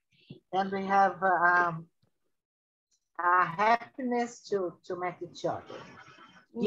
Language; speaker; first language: English; non-native, learner; Portuguese